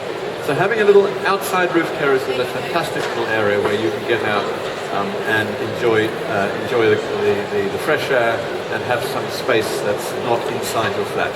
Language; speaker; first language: English; native; English